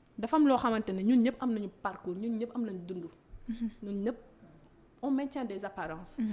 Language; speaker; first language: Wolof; non-native, local second language; Fula